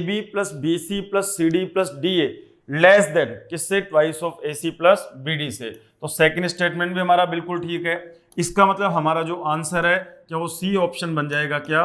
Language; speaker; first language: Hindi; native; Hindi